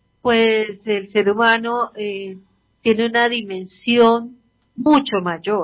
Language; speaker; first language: Spanish; native; Spanish